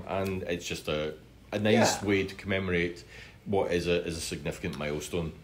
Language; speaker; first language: English; native; English